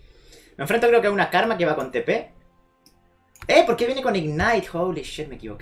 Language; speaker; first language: Spanish; native; Spanish